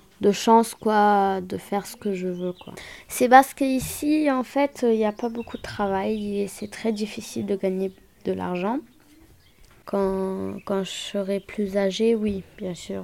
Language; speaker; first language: French; non-native, local second language; German